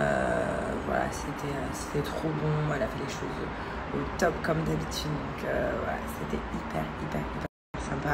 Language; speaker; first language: French; native; French